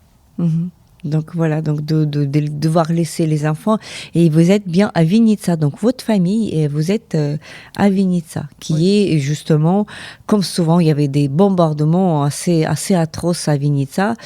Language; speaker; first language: French; non-native, fluent; Ukrainian